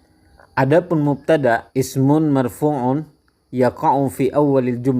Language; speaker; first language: Arabic; non-native, fluent; Indonesian